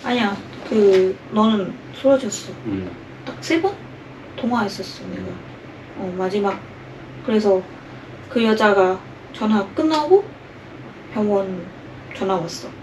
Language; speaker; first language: Korean; non-native, learner; Thai